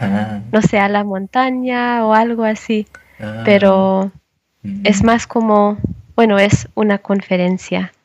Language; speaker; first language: Spanish; non-native, learner; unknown